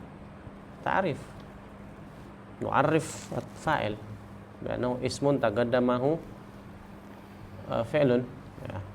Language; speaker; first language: Arabic; non-native, fluent; Indonesian